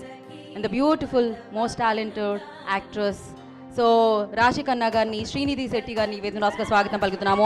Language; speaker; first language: Telugu; native; Telugu